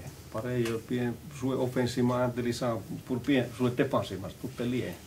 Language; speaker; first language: French; non-native, learner; Finnish